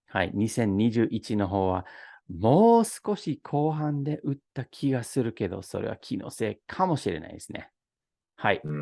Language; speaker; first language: Japanese; non-native, fluent; English